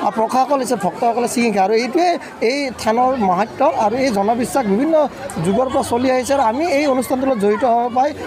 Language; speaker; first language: Assamese; native; Assamese